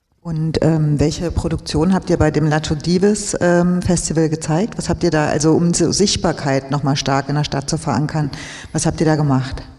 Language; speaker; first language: German; native; German